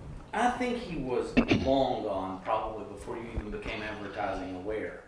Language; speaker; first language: English; native; English